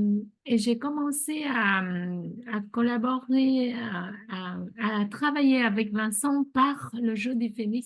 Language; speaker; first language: French; non-native, fluent; Vietnamese